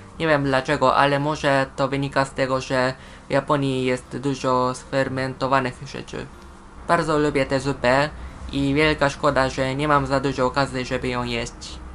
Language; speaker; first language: Polish; non-native, fluent; Japanese